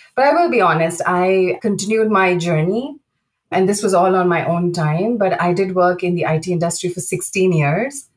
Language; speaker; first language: English; non-native, local second language; Telugu